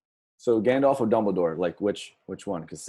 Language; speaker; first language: English; native; English